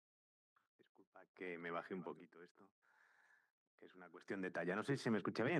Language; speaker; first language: Spanish; native; Spanish